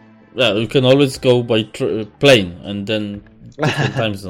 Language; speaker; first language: English; non-native, fluent; Polish